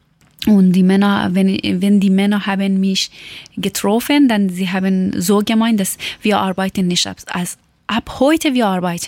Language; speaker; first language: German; non-native, learner; Persian